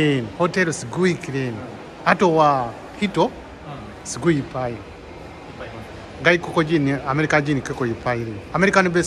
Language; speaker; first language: Japanese; non-native, learner; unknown